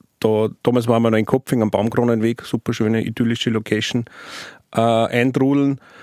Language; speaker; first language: German; native; German